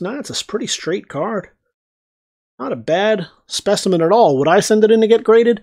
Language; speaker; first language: English; native; English